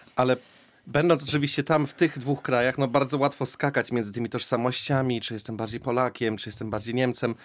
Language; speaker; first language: Polish; early bilingual, heritage; Polish